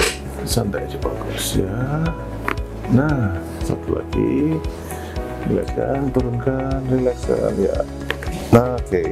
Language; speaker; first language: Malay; non-native, local second language; Javanese